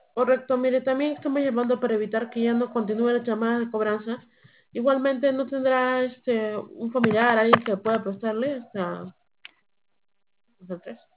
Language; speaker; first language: Spanish; native; Spanish